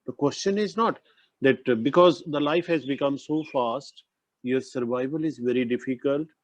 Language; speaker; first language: English; non-native, local second language; Punjabi